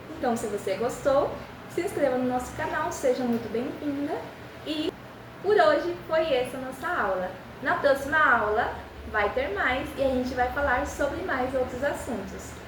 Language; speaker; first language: Portuguese; early bilingual, other home language; Spanish